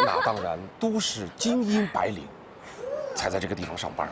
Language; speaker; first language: Chinese; native; Chinese